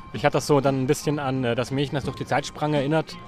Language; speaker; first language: German; native; German